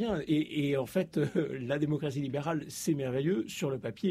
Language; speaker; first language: French; native; French